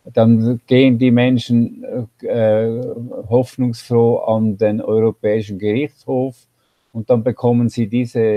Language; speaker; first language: German; native; German